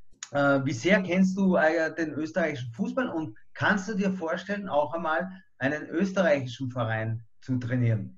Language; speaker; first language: German; native; German